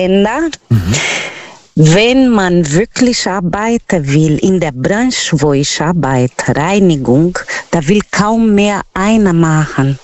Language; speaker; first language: German; non-native, learner; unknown